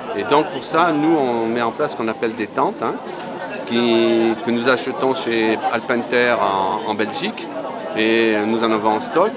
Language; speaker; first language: French; native; French